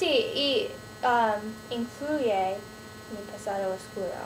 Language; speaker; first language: Spanish; non-native, learner; English